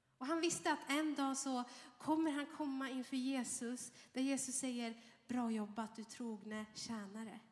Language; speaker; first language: Swedish; early bilingual, other home language; Arabic